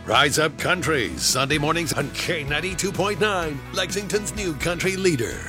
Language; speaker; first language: English; native; English